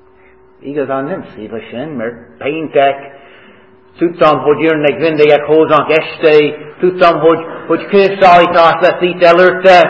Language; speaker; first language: Hungarian; non-native, fluent; English